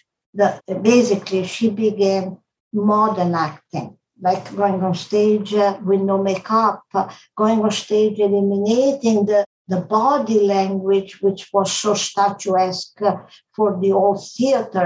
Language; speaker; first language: English; non-native, fluent; Italian